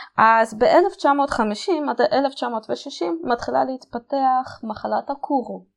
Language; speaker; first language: Hebrew; native; Hebrew